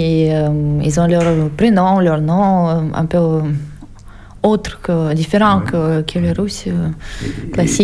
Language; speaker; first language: French; non-native, fluent; Russian